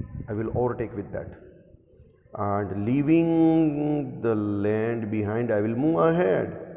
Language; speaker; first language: English; non-native, local second language; Gujarati